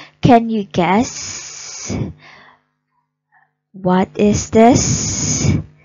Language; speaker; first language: English; non-native, local second language; Malay